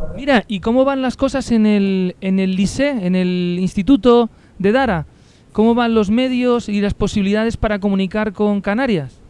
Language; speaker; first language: Spanish; native; Spanish